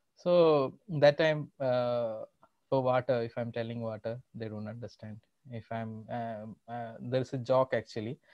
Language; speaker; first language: English; non-native, local second language; Malayalam